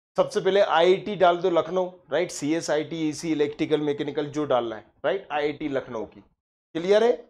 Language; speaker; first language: Hindi; native; Hindi